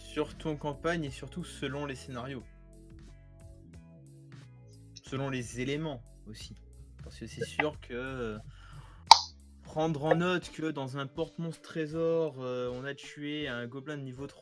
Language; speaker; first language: French; native; French